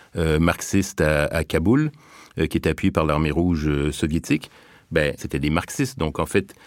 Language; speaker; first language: French; native; French